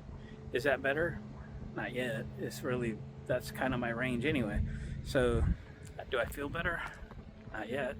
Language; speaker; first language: English; native; English